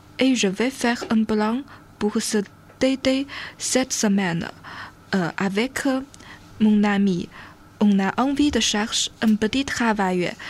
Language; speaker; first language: French; non-native, learner; Chinese